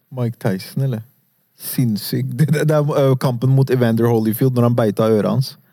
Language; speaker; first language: Norwegian; early bilingual, other home language; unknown